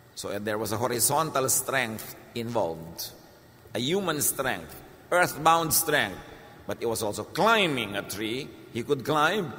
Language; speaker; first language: English; non-native, local second language; Filipino